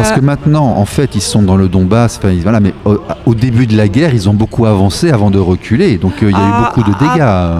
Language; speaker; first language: French; native; French